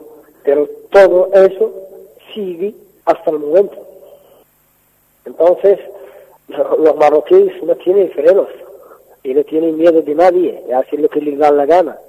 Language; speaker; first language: Spanish; non-native, fluent; Arabic